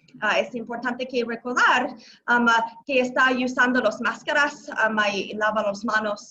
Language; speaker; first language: Spanish; non-native, learner; English